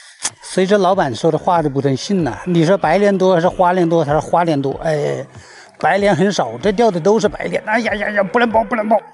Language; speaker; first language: Chinese; native; Chinese